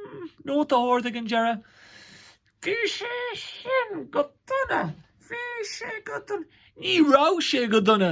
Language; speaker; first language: Irish; non-native, local second language; English